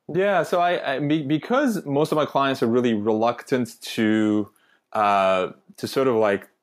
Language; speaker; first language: English; non-native, fluent; Turkish